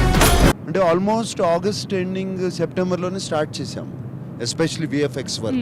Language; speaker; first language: Telugu; native; Telugu